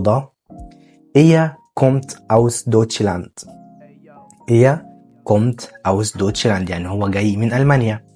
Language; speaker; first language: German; non-native, fluent; Arabic